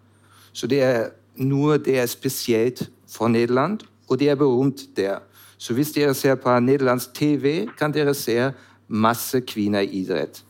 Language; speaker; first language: Norwegian; non-native, learner; German